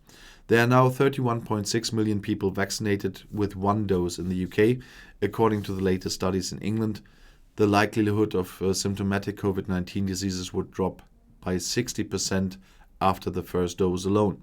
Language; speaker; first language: English; non-native, fluent; German